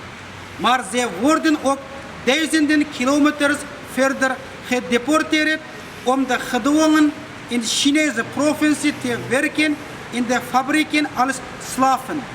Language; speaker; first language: Dutch; non-native, fluent; Uyghur